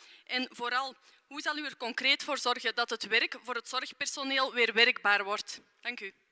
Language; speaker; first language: Dutch; native; Dutch